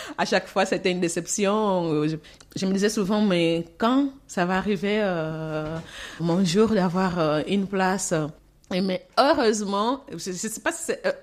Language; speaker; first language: French; non-native, fluent; Portuguese